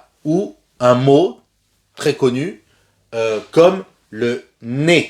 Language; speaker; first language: French; non-native, fluent; Spanish